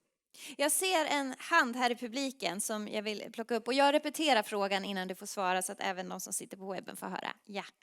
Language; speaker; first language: Swedish; native; Swedish